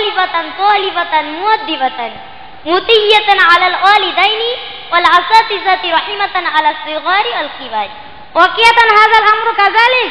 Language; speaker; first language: Arabic; non-native, learner; Bangla